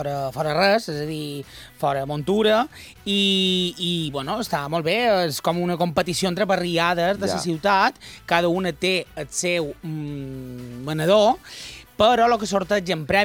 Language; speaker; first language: Catalan; native; Catalan